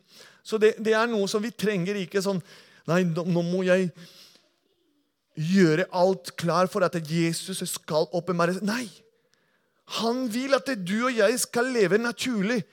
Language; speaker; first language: Norwegian; non-native, fluent; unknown